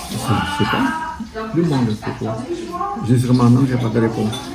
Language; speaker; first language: French; non-native, fluent; Khmer